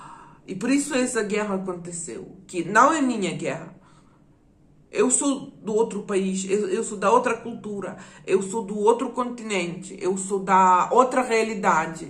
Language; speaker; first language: Portuguese; non-native, fluent; Ukrainian